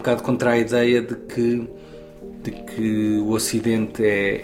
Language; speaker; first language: French; non-native, learner; Portuguese